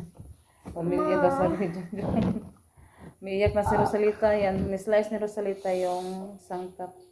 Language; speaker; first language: Filipino; non-native, local second language; Cebuano